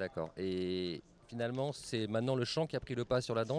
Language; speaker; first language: French; native; French